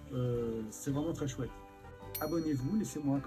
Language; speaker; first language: French; native; French